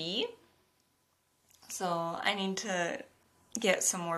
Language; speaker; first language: English; native; English